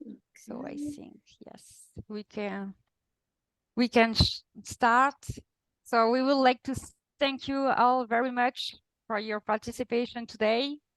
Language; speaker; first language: English; non-native, fluent; Italian